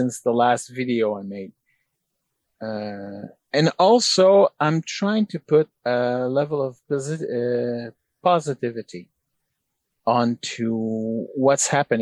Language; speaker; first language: English; native; English